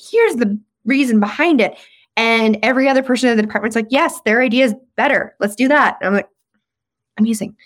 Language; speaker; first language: English; native; English